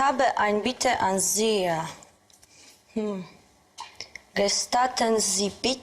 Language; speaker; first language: German; non-native, learner; Polish